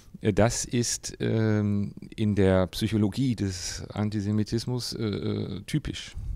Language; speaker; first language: German; native; German